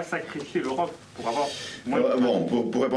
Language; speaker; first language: French; native; French